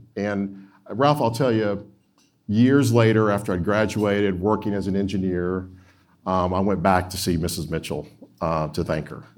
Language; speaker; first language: English; native; English